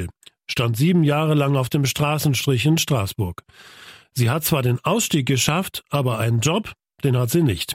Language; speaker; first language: German; native; German